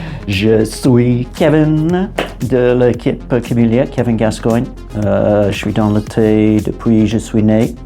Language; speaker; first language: French; non-native, fluent; English